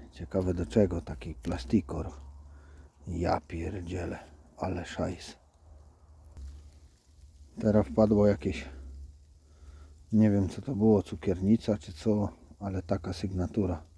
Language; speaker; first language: Polish; native; Polish